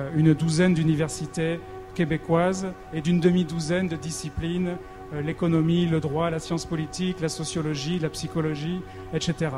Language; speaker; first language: French; native; French